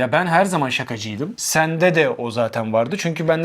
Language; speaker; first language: Turkish; non-native, fluent; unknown